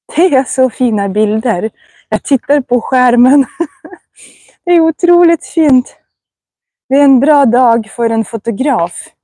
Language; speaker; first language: Swedish; non-native, fluent; Russian